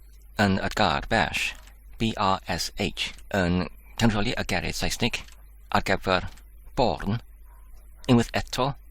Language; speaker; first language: Welsh; non-native, learner; English